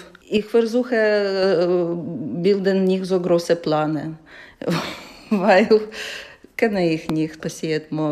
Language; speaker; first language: German; non-native, learner; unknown